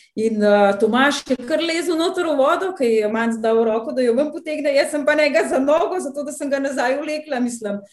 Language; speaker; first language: Slovenian; native; Slovenian